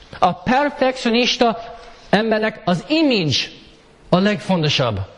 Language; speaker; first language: Hungarian; early bilingual, heritage; Hungarian